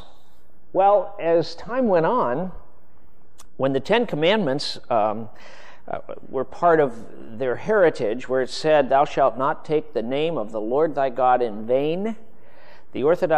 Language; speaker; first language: English; native; English